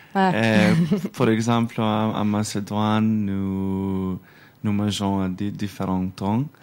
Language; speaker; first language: French; non-native, learner; Macedonian